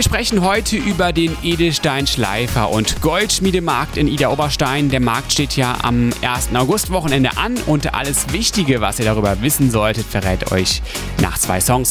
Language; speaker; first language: German; native; German